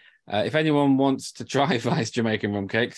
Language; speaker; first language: English; native; English